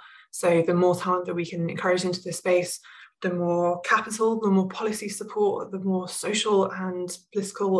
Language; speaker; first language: English; native; English